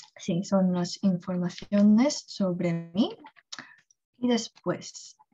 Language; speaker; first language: Spanish; non-native, fluent; Korean